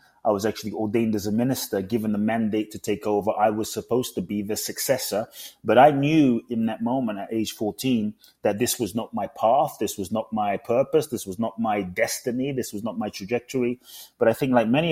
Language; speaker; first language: English; native; English